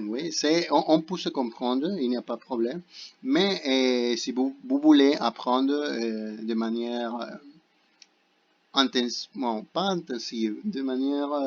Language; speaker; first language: French; non-native, fluent; Spanish